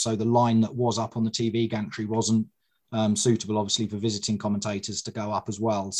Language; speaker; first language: English; native; English